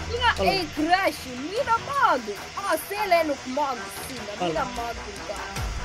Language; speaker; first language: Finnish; non-native, learner; Estonian